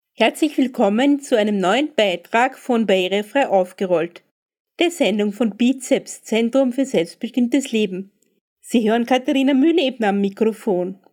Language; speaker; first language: German; native; German